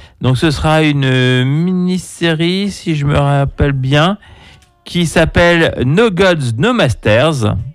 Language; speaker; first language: French; native; French